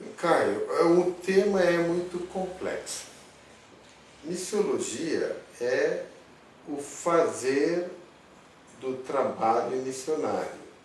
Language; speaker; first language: Portuguese; non-native, fluent; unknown